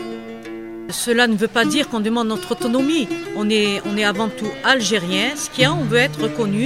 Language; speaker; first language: French; non-native, local second language; Kabyle